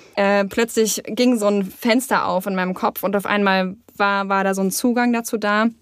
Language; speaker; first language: German; native; German